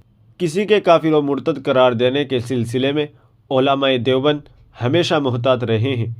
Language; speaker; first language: Urdu; native; Urdu